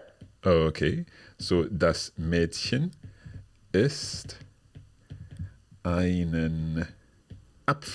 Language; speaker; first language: German; non-native, learner; English